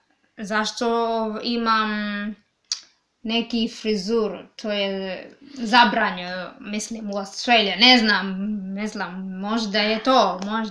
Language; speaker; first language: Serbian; non-native, learner; English